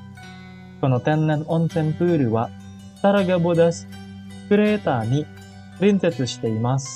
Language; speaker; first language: Japanese; non-native, fluent; Indonesian